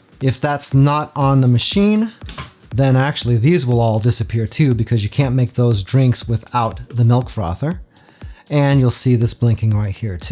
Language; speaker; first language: English; native; English